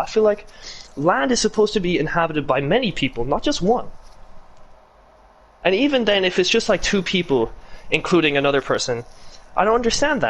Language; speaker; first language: English; native; English